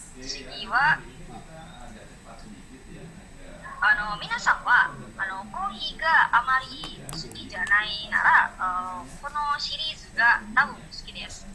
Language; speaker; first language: Japanese; non-native, learner; Indonesian